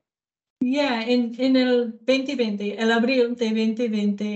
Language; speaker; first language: Spanish; non-native, fluent; English